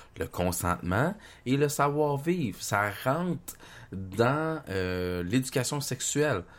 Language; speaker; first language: French; native; French